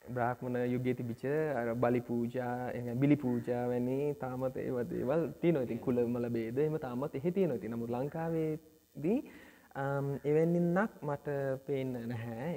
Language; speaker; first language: Sinhala; early bilingual, other home language; Nepali